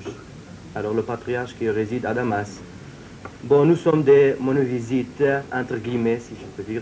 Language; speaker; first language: French; non-native, fluent; Syriac